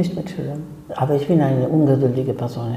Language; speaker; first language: German; non-native, fluent; Spanish